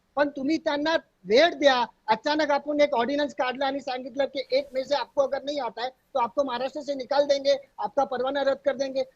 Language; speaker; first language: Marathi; non-native, local second language; Hindi